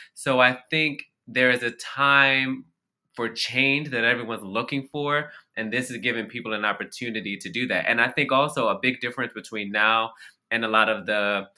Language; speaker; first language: English; native; English